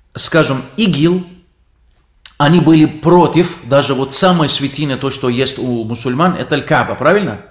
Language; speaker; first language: Russian; non-native, fluent; Arabic